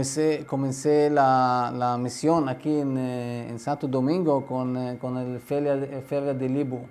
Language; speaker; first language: Spanish; non-native, learner; Arabic